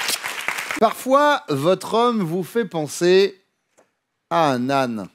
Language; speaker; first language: French; native; French